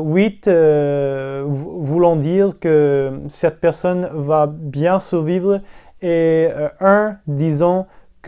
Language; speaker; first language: French; non-native, learner; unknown